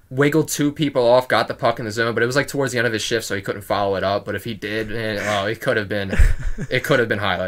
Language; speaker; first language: English; native; English